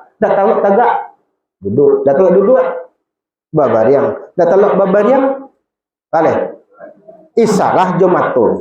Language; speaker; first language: Malay; non-native, local second language; Minangkabau